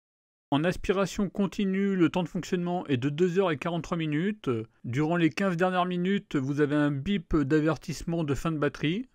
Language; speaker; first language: French; native; French